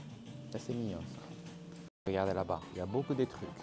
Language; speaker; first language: French; non-native, learner; Japanese